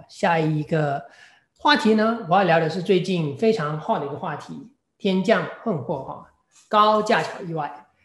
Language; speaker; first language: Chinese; native; Chinese